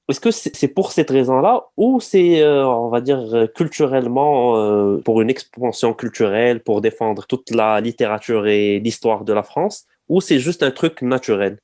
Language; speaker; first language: French; non-native, local second language; Arabic